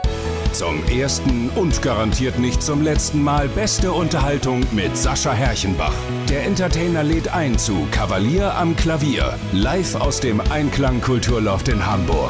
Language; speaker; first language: German; native; German